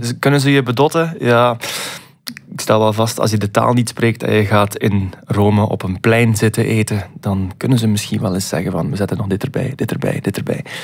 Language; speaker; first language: Dutch; native; Dutch